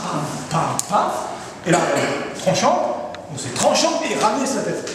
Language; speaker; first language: French; native; French